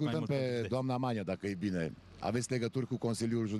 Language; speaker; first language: Romanian; native; Romanian